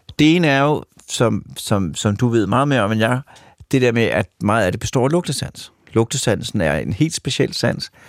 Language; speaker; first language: Danish; native; Danish